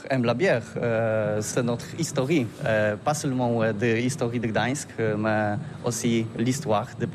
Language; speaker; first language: French; non-native, learner; Polish